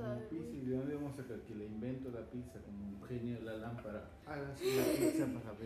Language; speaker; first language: Spanish; native; Spanish